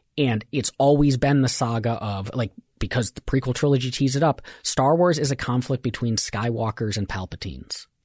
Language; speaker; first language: English; native; English